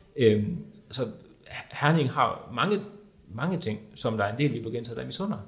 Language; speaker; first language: Danish; native; Danish